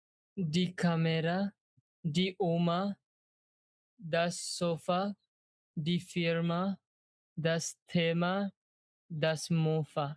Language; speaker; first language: German; non-native, learner; Bangla